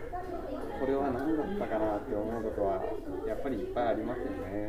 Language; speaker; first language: Japanese; native; Japanese